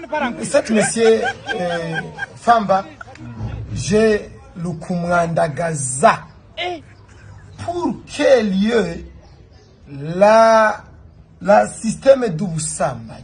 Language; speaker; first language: French; non-native, learner; Rundi